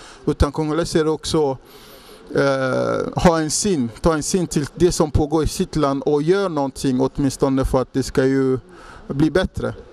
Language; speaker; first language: Swedish; non-native, fluent; Lingala